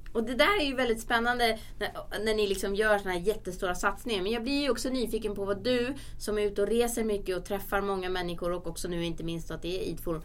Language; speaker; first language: Swedish; native; Swedish